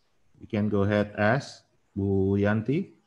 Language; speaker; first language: English; non-native, fluent; Indonesian